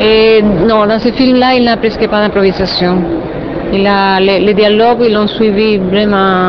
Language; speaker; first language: French; non-native, fluent; Spanish